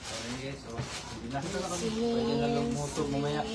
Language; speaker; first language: Filipino; non-native, local second language; Cebuano